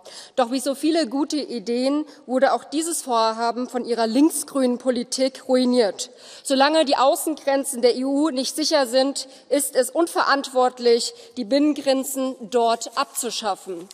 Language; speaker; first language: German; native; German